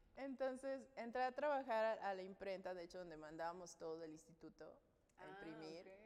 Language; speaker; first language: Spanish; native; Spanish